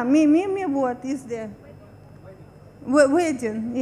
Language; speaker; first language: English; non-native, learner; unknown